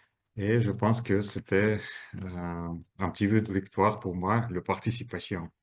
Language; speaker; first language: French; non-native, learner; Russian